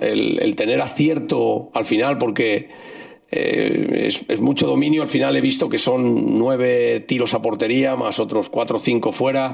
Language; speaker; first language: Spanish; native; Spanish